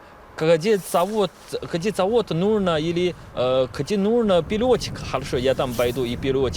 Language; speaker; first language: Russian; non-native, learner; Chinese